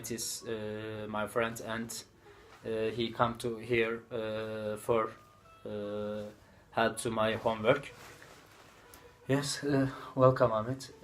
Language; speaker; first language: English; non-native, learner; Turkish